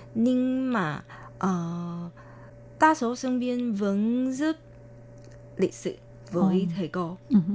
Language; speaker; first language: Vietnamese; non-native, fluent; Chinese